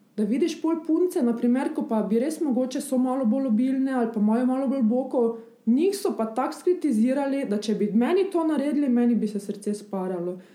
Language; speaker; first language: Slovenian; early bilingual, other home language; Bosnian